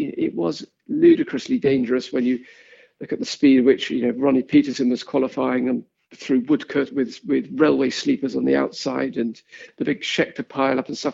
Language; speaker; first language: English; native; English